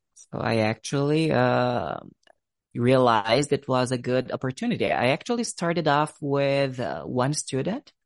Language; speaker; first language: English; non-native, fluent; Portuguese